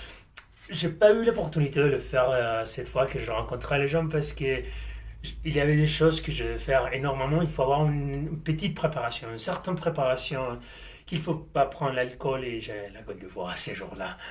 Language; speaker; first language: French; non-native, fluent; Spanish